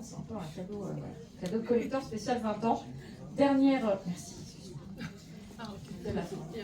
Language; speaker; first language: French; native; French